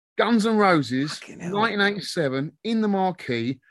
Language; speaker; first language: English; native; English